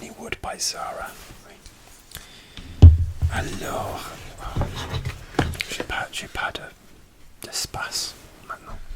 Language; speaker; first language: French; non-native, learner; English